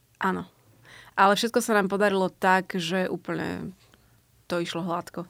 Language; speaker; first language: Slovak; native; Slovak